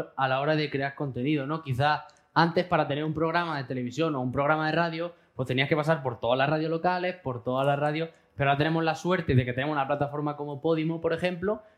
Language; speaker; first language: Spanish; native; Spanish